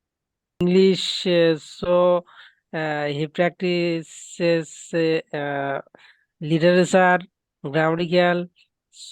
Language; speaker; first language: English; non-native, learner; Bangla